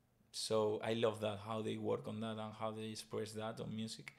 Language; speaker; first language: English; non-native, fluent; Spanish